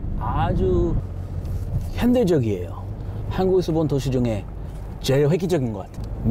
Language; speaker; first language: Korean; non-native, fluent; English